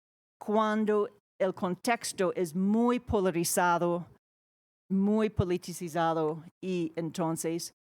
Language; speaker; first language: Spanish; non-native, fluent; English